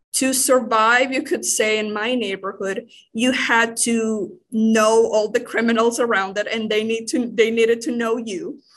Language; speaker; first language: English; non-native, fluent; Spanish